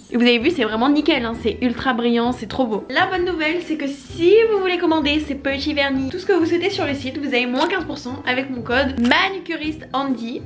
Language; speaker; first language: French; native; French